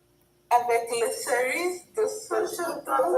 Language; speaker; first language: French; non-native, learner; English